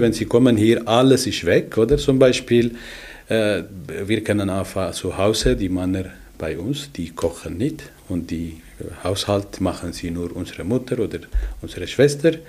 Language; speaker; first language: German; non-native, learner; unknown